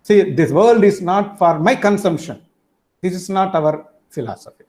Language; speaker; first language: English; non-native, local second language; Tamil